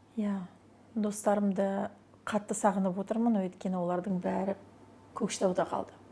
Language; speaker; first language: Kazakh; non-native, local second language; Russian